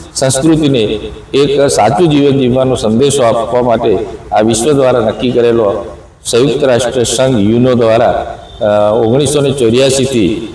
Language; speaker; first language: Gujarati; native; Gujarati